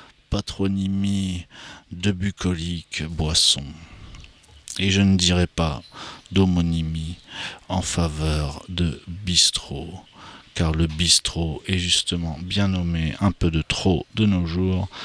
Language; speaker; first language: French; native; French